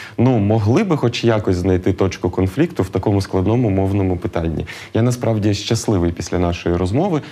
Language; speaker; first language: Ukrainian; native; Ukrainian